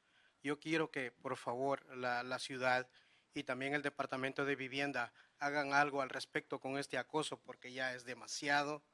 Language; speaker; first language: Spanish; native; Spanish